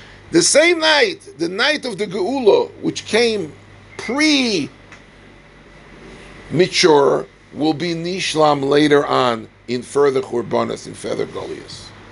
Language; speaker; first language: English; native; English